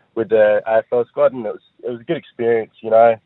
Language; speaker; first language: English; native; English